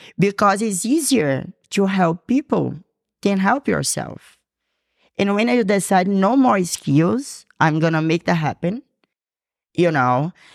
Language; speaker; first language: English; non-native, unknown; Portuguese